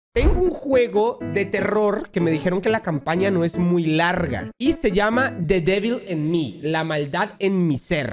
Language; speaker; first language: Spanish; native; Spanish